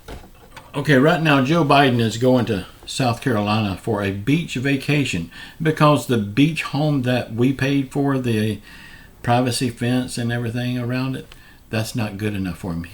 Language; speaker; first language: English; native; English